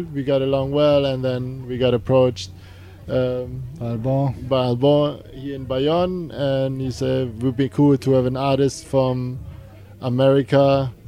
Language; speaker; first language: English; non-native, fluent; German